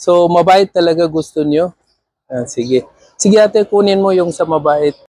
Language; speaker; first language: Filipino; non-native, learner; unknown